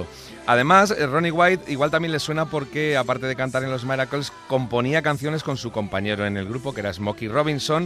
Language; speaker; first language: Spanish; native; Spanish